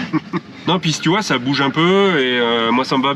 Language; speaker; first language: French; native; French